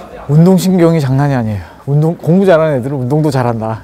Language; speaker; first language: Korean; native; Korean